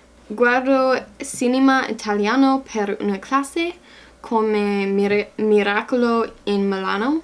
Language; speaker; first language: Italian; non-native, learner; English